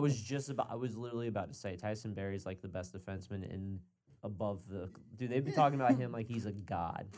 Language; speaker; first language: English; native; English